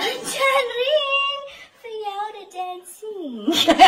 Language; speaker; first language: Persian; non-native, fluent; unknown